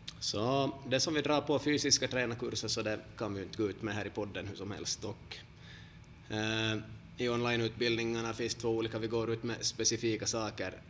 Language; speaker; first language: Swedish; native; Swedish